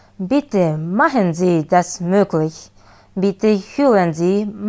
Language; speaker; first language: German; non-native, learner; Japanese